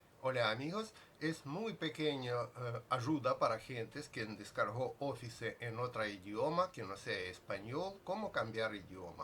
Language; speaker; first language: Spanish; non-native, fluent; Russian